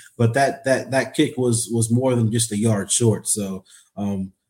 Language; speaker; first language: English; native; English